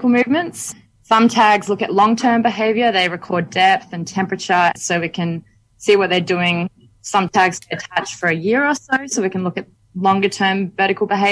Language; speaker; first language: English; native; English